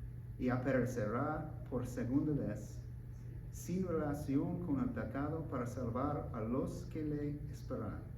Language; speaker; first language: Spanish; non-native, learner; English